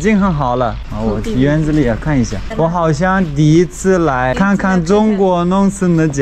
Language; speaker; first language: Chinese; non-native, learner; Turkmen